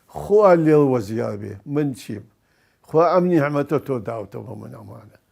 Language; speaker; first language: Central Kurdish; non-native, local second language; Gurani